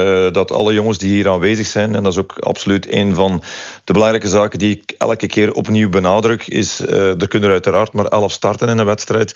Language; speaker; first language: Dutch; native; Dutch